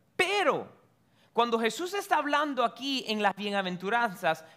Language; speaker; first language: Spanish; early bilingual, heritage; Spanish